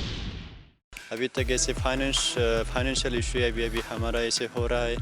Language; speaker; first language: Hindi; non-native, learner; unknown